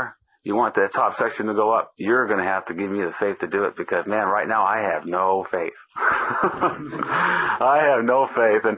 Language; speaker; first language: English; native; English